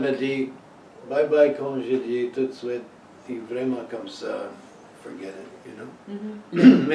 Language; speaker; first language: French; non-native, learner; English